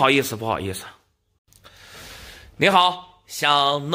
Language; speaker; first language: Chinese; native; Chinese